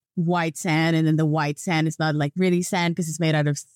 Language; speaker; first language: English; non-native, fluent; Spanish